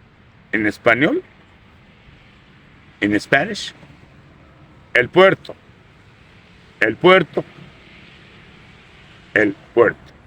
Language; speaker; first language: Spanish; non-native, fluent; Urdu